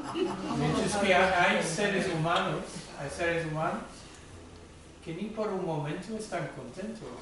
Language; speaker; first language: Spanish; non-native, fluent; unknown